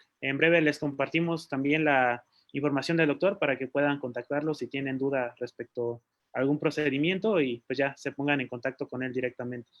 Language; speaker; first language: Spanish; native; Spanish